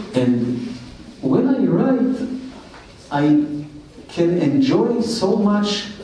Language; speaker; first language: English; non-native, fluent; Hebrew